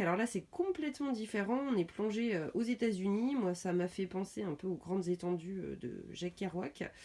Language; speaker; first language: French; native; French